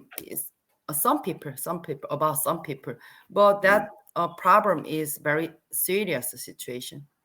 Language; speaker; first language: English; non-native, learner; Korean